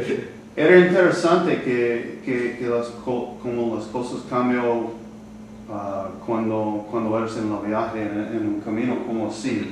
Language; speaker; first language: Spanish; non-native, learner; English